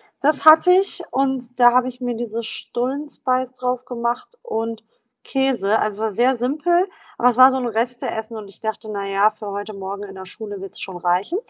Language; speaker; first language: German; native; German